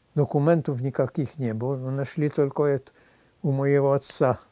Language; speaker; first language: Russian; non-native, fluent; Polish